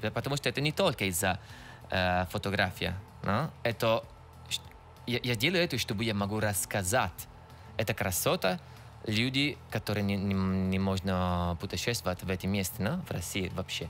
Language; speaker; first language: Russian; non-native, learner; Italian